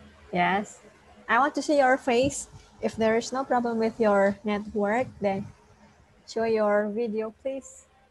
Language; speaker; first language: English; non-native, fluent; Indonesian